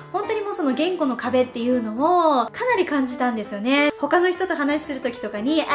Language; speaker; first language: Japanese; native; Japanese